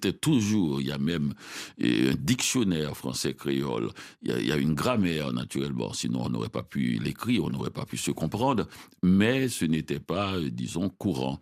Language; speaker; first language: French; non-native, local second language; Haitian Creole